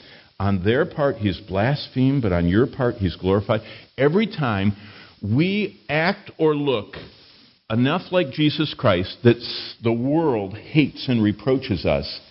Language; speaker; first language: English; native; English